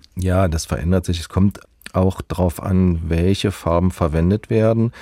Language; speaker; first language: German; native; German